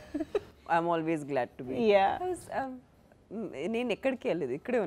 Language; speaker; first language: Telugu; non-native, fluent; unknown